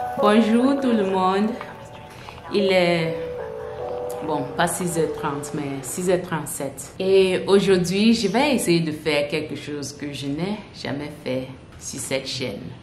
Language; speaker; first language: French; non-native, local second language; English